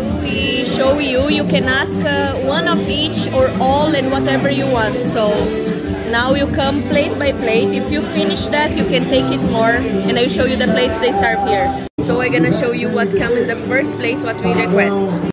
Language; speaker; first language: English; non-native, fluent; Portuguese